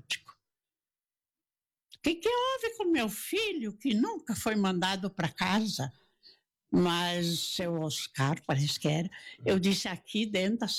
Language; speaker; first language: Portuguese; native; Portuguese